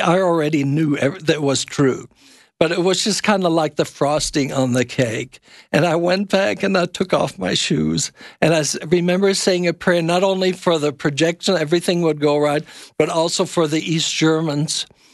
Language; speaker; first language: English; non-native, fluent; German